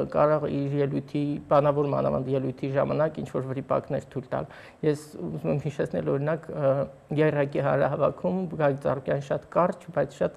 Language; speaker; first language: Armenian; native; Armenian